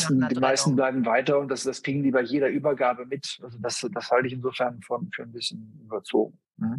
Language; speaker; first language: German; native; German